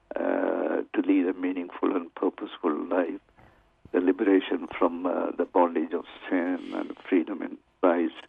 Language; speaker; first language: English; non-native, local second language; Tamil